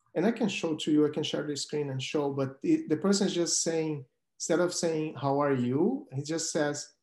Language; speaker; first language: English; non-native, fluent; Portuguese